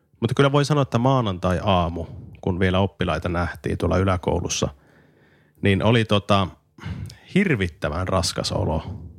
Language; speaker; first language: Finnish; native; Finnish